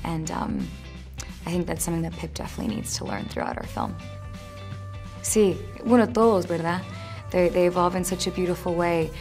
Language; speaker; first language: English; early bilingual, other home language; Spanish